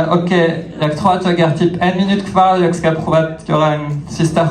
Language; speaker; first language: Swedish; non-native, fluent; French